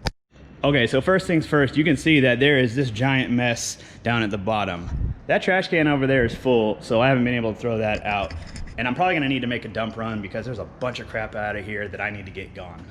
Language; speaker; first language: English; native; English